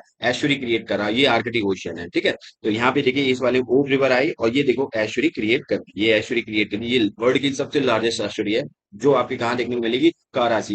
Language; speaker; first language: Hindi; native; Hindi